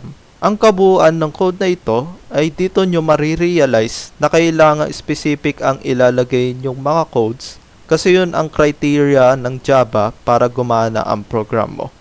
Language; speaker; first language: Filipino; native; Filipino